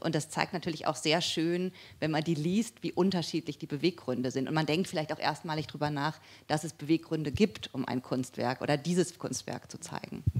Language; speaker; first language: German; native; German